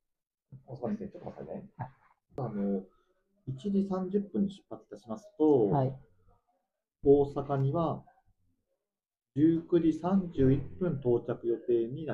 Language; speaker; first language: Japanese; native; Japanese